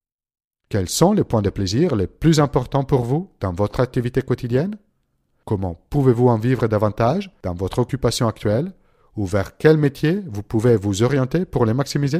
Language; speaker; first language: French; non-native, fluent; Italian